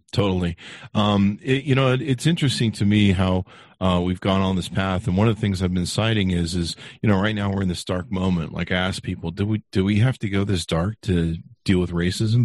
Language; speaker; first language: English; native; English